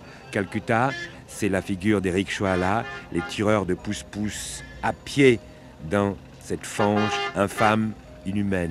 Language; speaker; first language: French; native; French